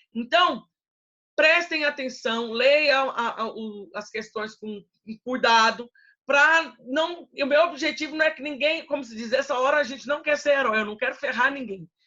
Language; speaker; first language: Portuguese; native; Portuguese